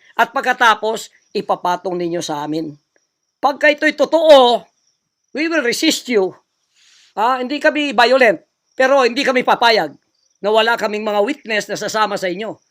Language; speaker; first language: Filipino; non-native, local second language; Cebuano